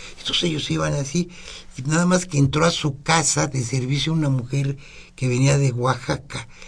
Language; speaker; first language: Spanish; native; Spanish